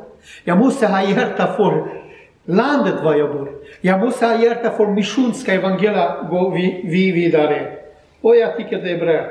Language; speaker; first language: Swedish; non-native, learner; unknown